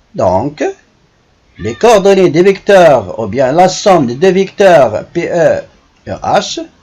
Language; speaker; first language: French; non-native, local second language; Arabic